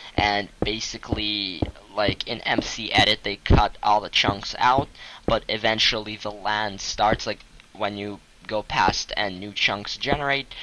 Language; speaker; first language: English; non-native, fluent; Russian